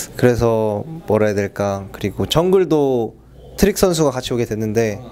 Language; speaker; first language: Korean; native; Korean